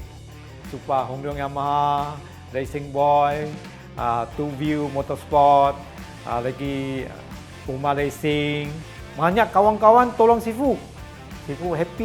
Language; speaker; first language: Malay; non-native, local second language; Chinese